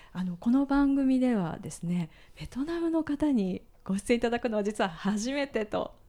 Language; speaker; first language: Japanese; native; Japanese